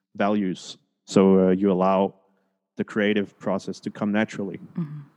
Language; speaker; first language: English; early bilingual, other home language; Spanish